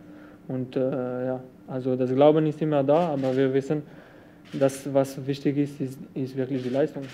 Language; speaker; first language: German; non-native, local second language; French